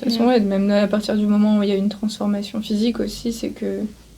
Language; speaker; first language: French; native; French